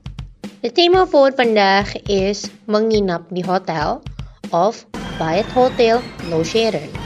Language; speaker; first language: Dutch; non-native, learner; Indonesian